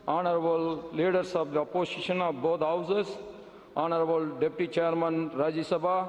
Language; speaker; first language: English; non-native, local second language; Tamil